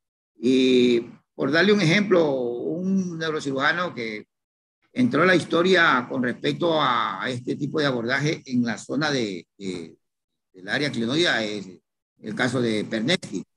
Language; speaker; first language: Spanish; native; Spanish